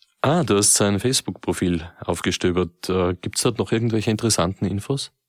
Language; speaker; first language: German; native; German